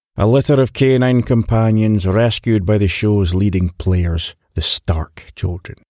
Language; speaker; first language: English; native; English